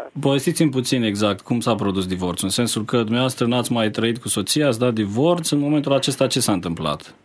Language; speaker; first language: Romanian; native; Romanian